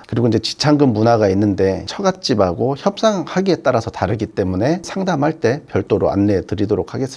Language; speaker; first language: Korean; native; Korean